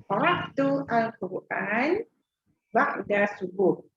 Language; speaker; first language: Arabic; non-native, learner; Malay